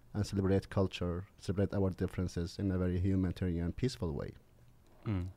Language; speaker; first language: English; non-native, fluent; Arabic